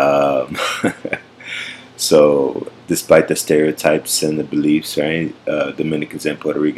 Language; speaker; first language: English; native; English